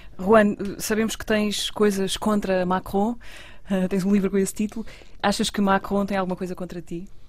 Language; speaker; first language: Portuguese; native; Portuguese